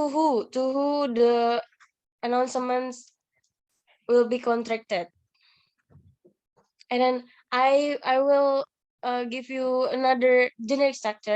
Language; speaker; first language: English; non-native, learner; Indonesian